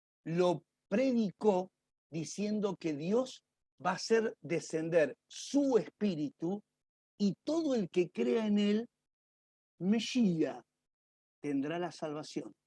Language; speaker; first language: Spanish; native; Spanish